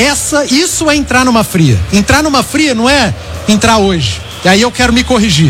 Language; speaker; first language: Portuguese; native; Portuguese